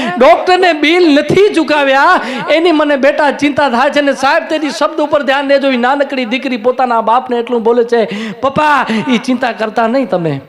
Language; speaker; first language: Gujarati; non-native, local second language; Kachhi